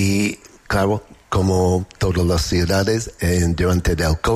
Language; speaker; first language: Spanish; non-native, fluent; English